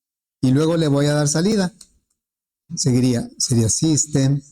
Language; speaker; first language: Spanish; native; Spanish